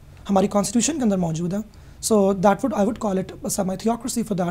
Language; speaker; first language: English; non-native, local second language; Hindi